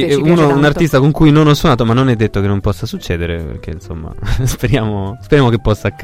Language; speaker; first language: Italian; native; Italian